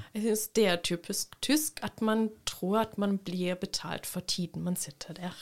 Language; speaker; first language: Norwegian; non-native, fluent; German